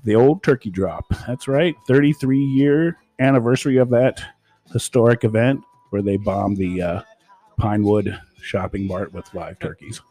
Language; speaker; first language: English; native; English